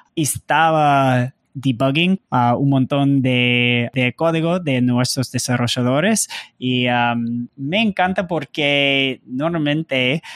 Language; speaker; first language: Spanish; non-native, learner; English